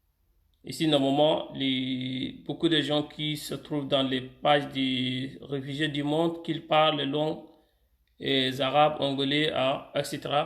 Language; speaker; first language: French; non-native, fluent; Arabic